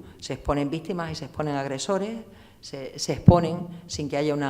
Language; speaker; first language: Spanish; native; Spanish